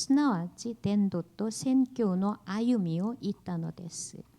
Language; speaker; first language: Japanese; non-native, learner; Korean